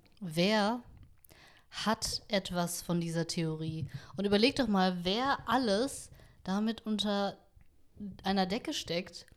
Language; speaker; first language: German; early bilingual, other home language; Vietnamese